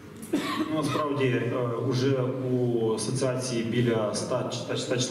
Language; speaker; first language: Russian; native; Russian